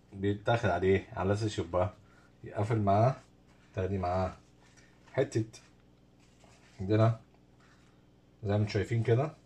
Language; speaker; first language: Arabic; native; Arabic